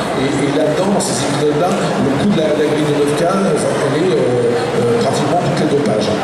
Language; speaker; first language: French; native; French